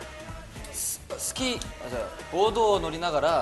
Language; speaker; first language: Japanese; non-native, learner; Korean